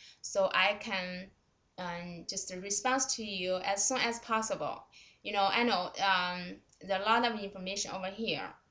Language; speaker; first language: English; non-native, fluent; Chinese